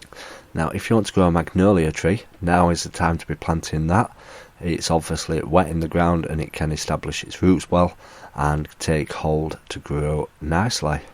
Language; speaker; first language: English; native; English